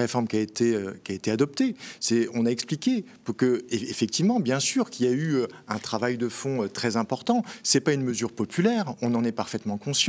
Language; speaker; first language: French; native; French